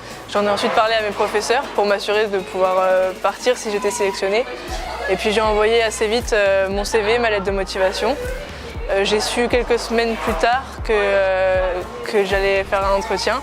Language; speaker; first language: French; native; French